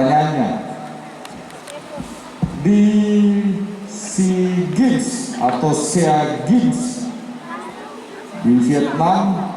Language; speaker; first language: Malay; non-native, local second language; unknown